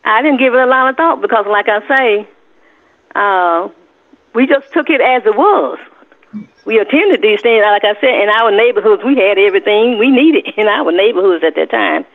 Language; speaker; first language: English; native; English